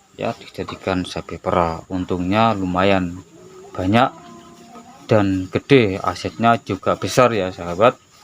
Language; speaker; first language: Indonesian; native; Indonesian